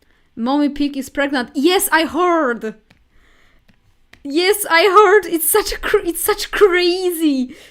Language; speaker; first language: English; non-native, fluent; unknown